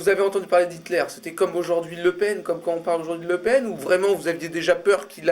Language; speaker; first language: French; native; French